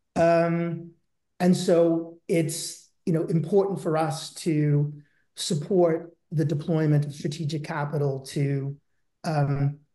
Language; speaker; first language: English; native; English